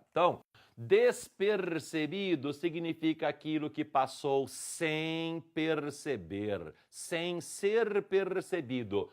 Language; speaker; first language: Portuguese; native; Portuguese